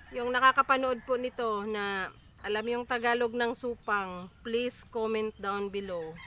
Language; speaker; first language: Filipino; non-native, local second language; Bikol